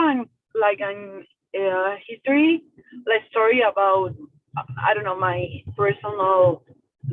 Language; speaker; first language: English; non-native, learner; Spanish